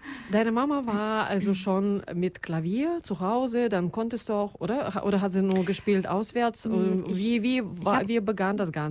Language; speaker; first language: German; non-native, fluent; Russian